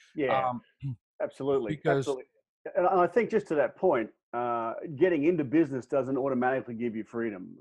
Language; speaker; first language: English; native; English